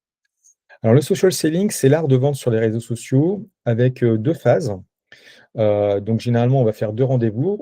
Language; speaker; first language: French; native; French